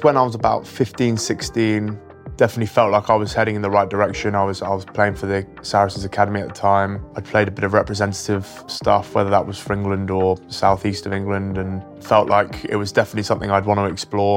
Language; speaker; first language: English; native; English